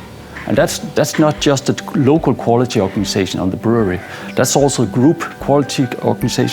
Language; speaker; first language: English; non-native, fluent; Danish